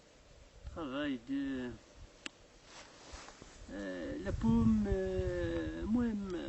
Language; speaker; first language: French; non-native, learner; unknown